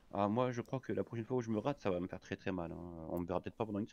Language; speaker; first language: French; native; French